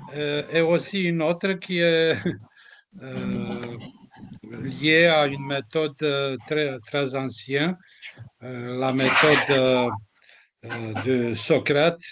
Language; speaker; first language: French; non-native, fluent; Romanian